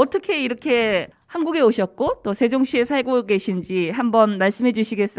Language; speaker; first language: Korean; native; Korean